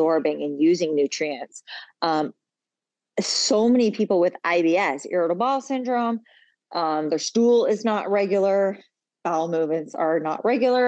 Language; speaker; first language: English; native; English